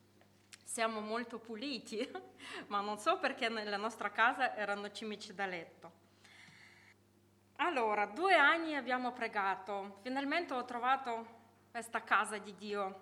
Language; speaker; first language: Italian; non-native, learner; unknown